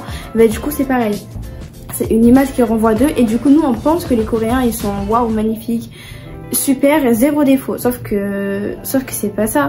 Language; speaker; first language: French; native; French